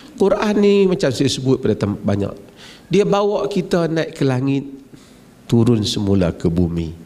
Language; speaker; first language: Malay; native; Malay